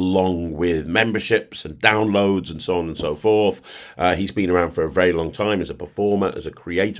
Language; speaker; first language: English; native; English